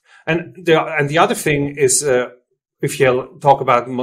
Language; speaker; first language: English; non-native, fluent; German